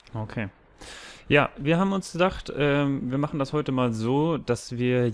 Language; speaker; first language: German; native; German